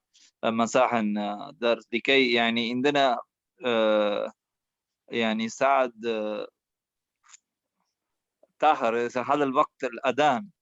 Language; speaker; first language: Arabic; non-native, learner; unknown